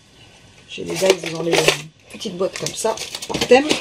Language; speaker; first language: French; native; French